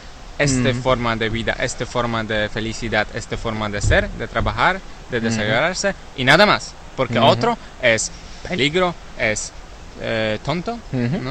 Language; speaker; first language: Spanish; non-native, learner; Polish